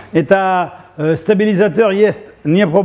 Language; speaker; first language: Russian; non-native, learner; French